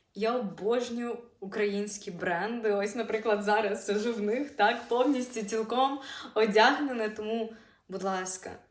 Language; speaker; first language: Ukrainian; non-native, local second language; Russian